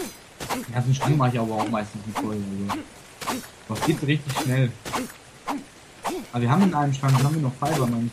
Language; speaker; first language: German; native; German